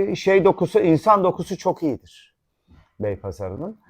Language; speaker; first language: Turkish; native; Turkish